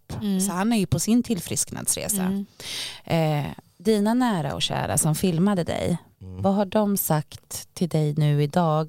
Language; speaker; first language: Swedish; native; Swedish